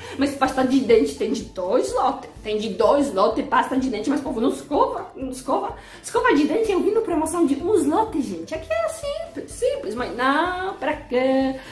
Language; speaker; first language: Portuguese; non-native, fluent; Polish